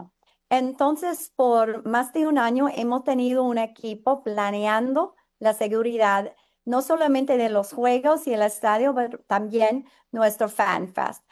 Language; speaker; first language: Spanish; non-native, fluent; English